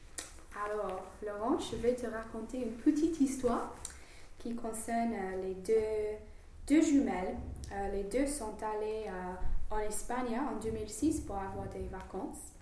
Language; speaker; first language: French; non-native, learner; English